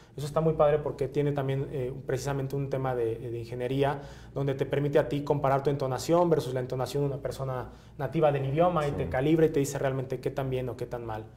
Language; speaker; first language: Spanish; native; Spanish